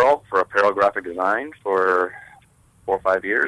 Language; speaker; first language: English; native; English